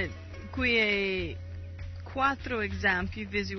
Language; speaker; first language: Italian; non-native, learner; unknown